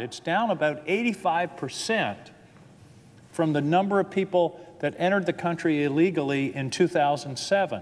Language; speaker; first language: English; native; English